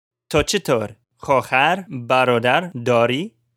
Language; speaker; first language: Persian; non-native, learner; English